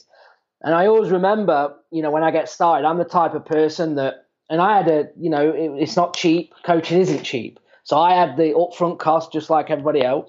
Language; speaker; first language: English; native; English